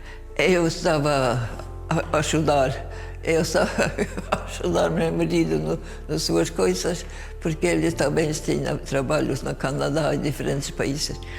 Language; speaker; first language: Portuguese; non-native, fluent; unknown